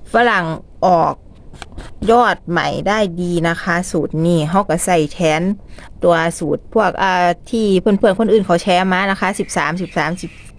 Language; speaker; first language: Thai; native; Thai